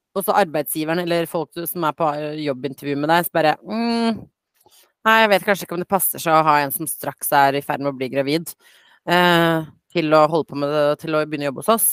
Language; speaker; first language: Norwegian; early bilingual, other home language; Bosnian